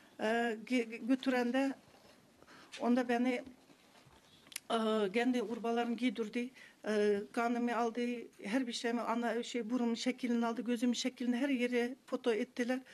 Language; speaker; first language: Turkish; non-native, learner; Kazakh